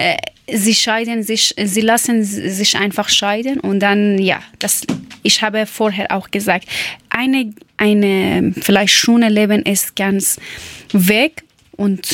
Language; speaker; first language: German; non-native, learner; Persian